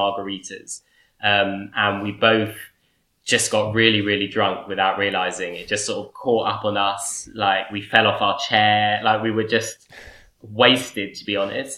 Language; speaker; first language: English; native; English